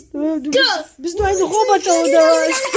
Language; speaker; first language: German; non-native, fluent; Tajik